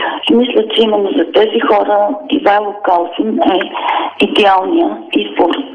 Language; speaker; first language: German; non-native, fluent; Bulgarian